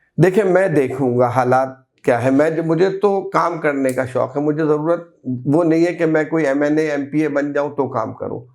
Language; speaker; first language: Urdu; native; Urdu